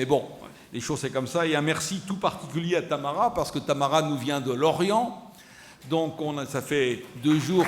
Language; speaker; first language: French; native; French